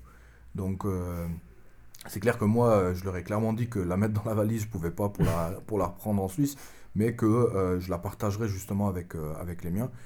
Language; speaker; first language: French; early bilingual, other home language; Albanian